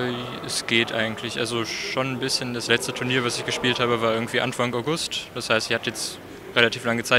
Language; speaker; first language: German; native; German